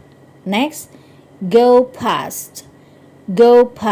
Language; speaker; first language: English; non-native, fluent; Indonesian